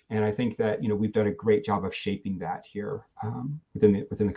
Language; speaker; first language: English; native; English